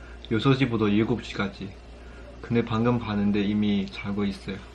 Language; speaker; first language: Korean; non-native, fluent; Chinese